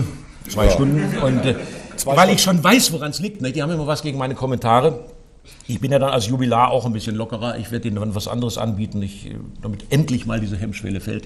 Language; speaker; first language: German; native; German